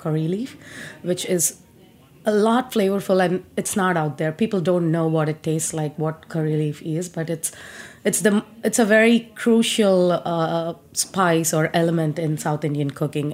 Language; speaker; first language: English; non-native, local second language; Telugu